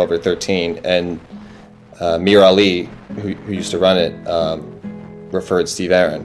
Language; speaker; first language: English; native; English